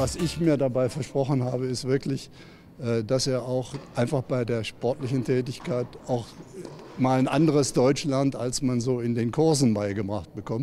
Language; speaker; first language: German; native; German